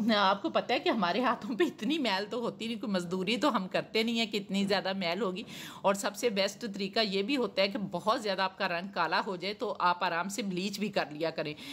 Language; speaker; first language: Hindi; native; Hindi